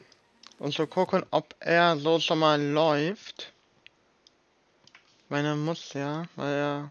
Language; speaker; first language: German; native; German